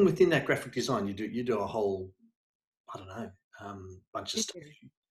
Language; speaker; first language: English; native; English